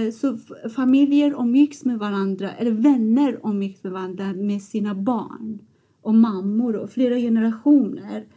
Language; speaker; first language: Swedish; non-native, fluent; Persian